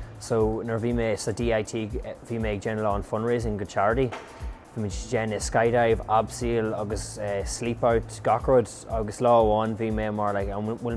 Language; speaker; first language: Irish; non-native, local second language; English